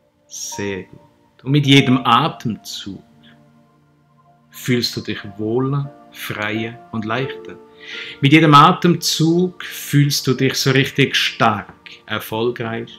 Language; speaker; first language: German; native; German